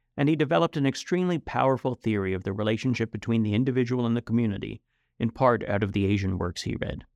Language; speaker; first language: English; native; English